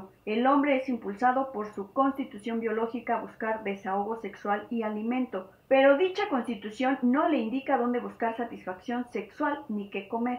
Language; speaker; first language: Spanish; native; Spanish